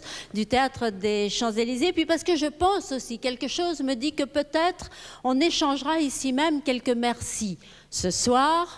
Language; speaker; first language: French; native; French